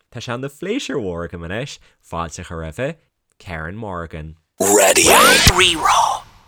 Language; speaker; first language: Irish; native; Irish